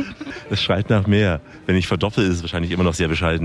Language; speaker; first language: German; native; German